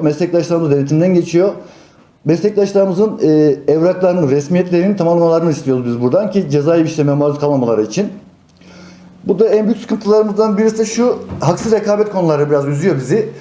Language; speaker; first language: Turkish; native; Turkish